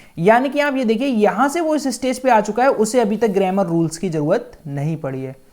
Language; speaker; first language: Hindi; native; Hindi